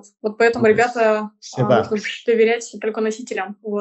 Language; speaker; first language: Russian; native; Russian